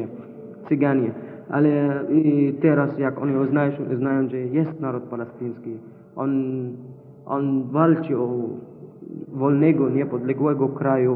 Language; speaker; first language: Polish; non-native, learner; Arabic